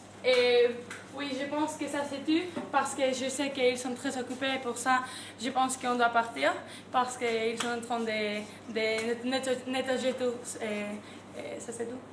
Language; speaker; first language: French; non-native, learner; Spanish